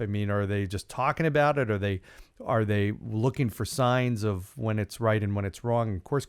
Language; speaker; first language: English; native; English